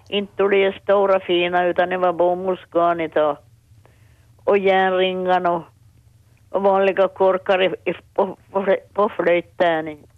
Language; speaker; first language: Swedish; native; Swedish